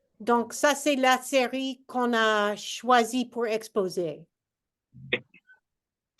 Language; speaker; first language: French; non-native, fluent; English